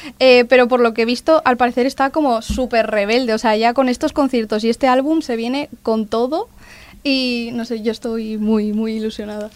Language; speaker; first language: Spanish; native; Spanish